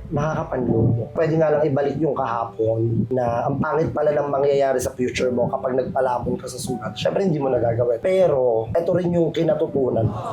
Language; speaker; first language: Filipino; native; Filipino